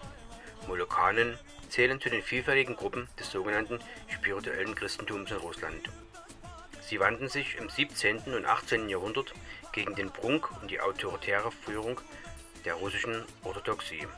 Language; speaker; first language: German; native; German